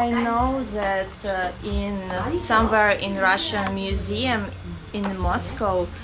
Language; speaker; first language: English; non-native, learner; Russian